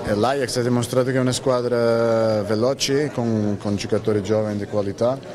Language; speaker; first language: Italian; non-native, fluent; Portuguese